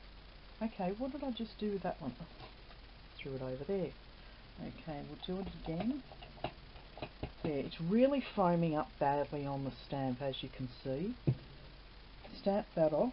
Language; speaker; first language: English; native; English